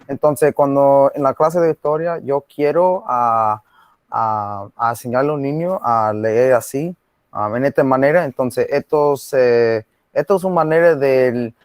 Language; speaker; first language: Spanish; non-native, learner; English